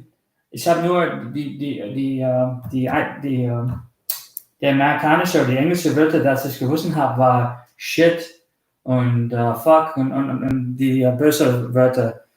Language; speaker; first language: German; early bilingual, heritage; German